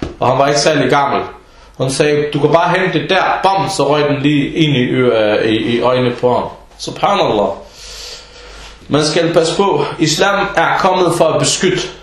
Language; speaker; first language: Danish; early bilingual, other home language; Arabic